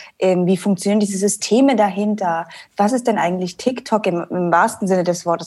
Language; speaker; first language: German; native; German